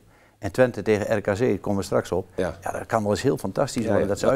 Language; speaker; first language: Dutch; native; Dutch